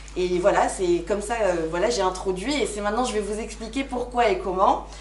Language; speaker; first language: French; non-native, local second language; Arabic